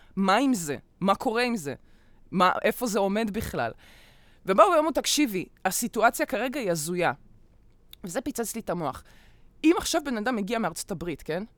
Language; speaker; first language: Hebrew; early bilingual, other home language; Russian